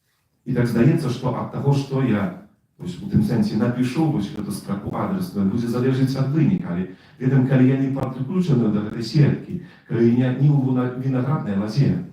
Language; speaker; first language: Polish; non-native, learner; Russian